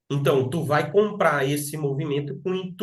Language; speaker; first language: Portuguese; native; Portuguese